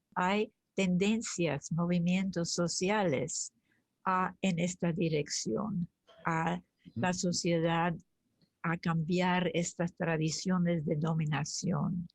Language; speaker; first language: Spanish; early bilingual, other home language; German